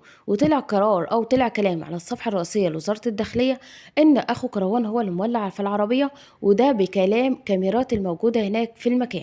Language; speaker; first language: Arabic; native; Arabic